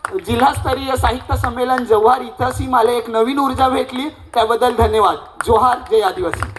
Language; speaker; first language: Marathi; non-native, local second language; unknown